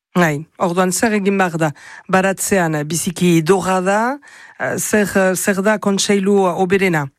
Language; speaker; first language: Basque; native; Basque